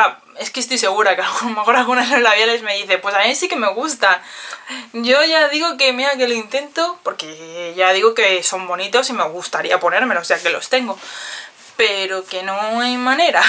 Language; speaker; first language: Spanish; native; Spanish